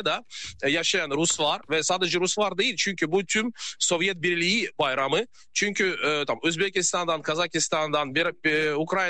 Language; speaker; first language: Turkish; non-native, learner; Russian